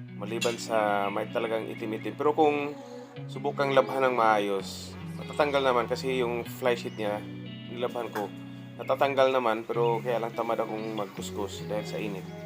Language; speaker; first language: Filipino; non-native, local second language; Cebuano